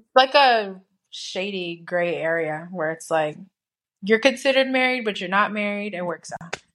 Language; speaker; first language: English; native; English